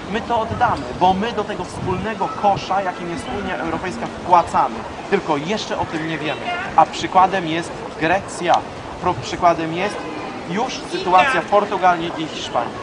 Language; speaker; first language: Polish; native; Polish